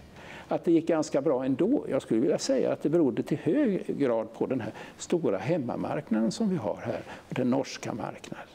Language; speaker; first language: Swedish; native; Swedish